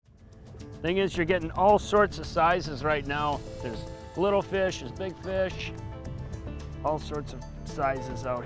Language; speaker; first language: English; native; English